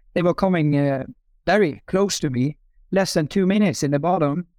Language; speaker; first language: English; non-native, fluent; Norwegian